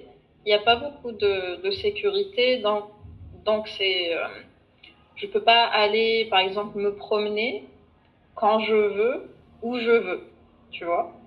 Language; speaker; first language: French; non-native, fluent; Arabic